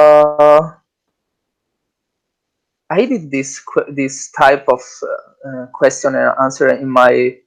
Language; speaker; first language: English; non-native, learner; Italian